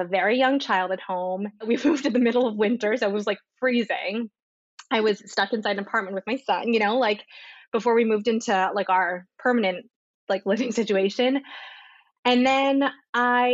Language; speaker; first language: English; native; English